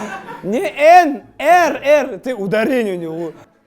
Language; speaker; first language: Russian; non-native, local second language; Kazakh